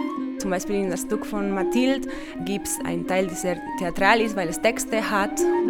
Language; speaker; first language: German; non-native, fluent; Spanish